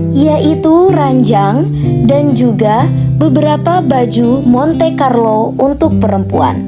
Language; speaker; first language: Indonesian; native; Indonesian